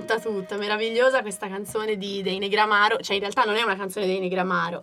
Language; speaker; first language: Italian; native; Italian